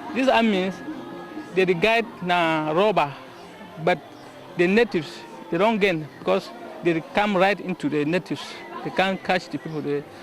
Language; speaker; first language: Nigerian Pidgin; native; Nigerian Pidgin